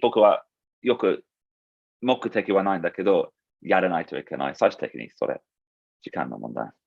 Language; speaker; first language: Japanese; non-native, fluent; English